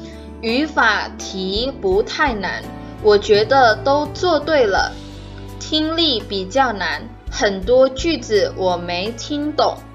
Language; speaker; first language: Chinese; non-native, fluent; Indonesian